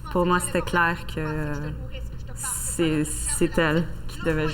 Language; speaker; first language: French; native; French